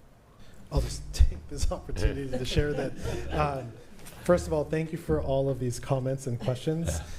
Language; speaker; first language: English; native; English